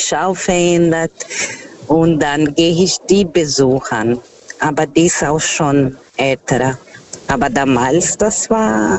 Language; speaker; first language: German; non-native, fluent; Portuguese